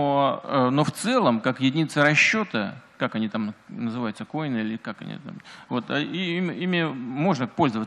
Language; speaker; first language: Russian; native; Russian